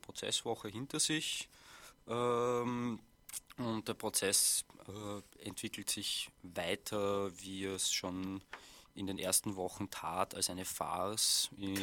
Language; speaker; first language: German; native; German